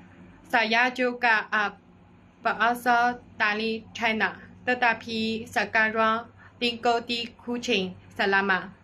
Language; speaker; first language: Indonesian; non-native, learner; Chinese